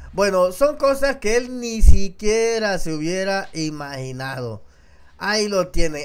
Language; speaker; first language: Spanish; native; Spanish